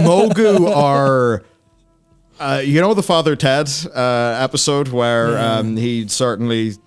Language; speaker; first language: English; native; English